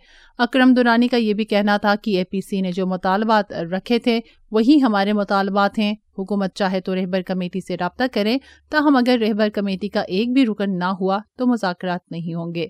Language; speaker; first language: Urdu; native; Urdu